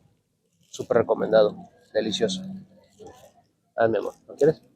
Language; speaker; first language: Spanish; native; Spanish